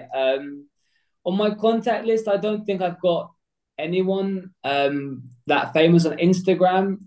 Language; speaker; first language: English; native; English